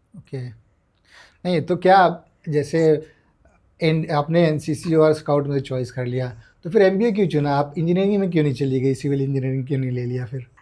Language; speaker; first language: Hindi; native; Hindi